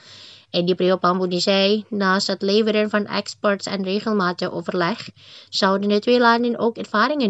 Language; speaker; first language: Dutch; non-native, fluent; Indonesian